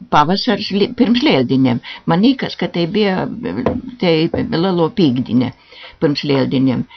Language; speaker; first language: Latvian; native; Latvian